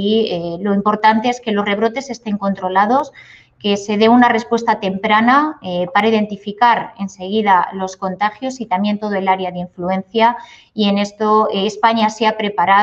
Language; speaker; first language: Spanish; native; Spanish